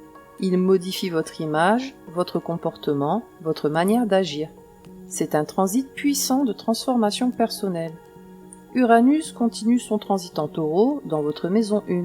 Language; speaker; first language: French; native; French